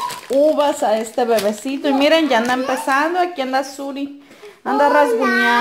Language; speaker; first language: Spanish; native; Spanish